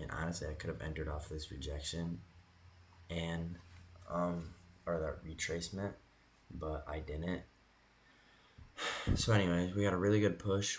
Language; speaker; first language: English; native; English